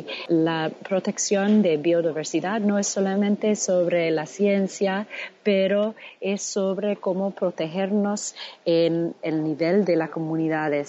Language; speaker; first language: Spanish; non-native, fluent; English